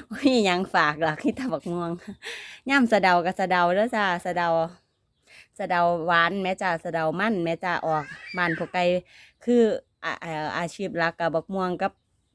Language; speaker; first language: Thai; native; Thai